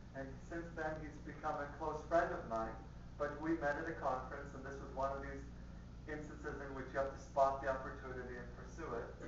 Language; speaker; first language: English; early bilingual, other home language; Spanish